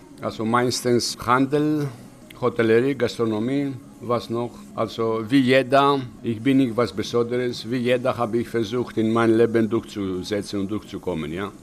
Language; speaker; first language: German; non-native, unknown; Greek